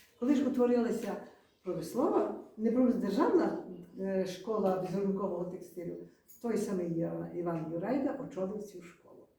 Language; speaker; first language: Ukrainian; native; Ukrainian